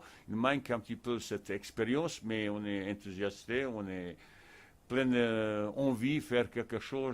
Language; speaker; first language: French; non-native, fluent; Bosnian